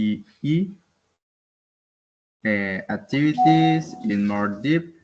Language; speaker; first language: English; non-native, learner; Spanish